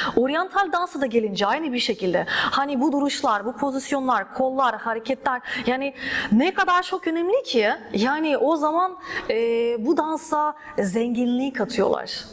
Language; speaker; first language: Turkish; early bilingual, other home language; Russian